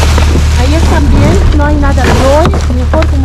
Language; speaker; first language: Spanish; non-native, learner; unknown